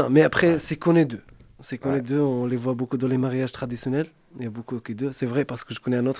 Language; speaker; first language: French; non-native, fluent; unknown